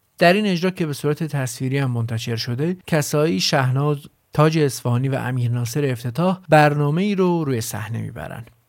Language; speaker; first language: Persian; native; Persian